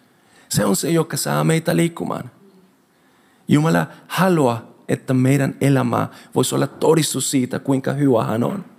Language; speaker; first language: Finnish; non-native, fluent; Spanish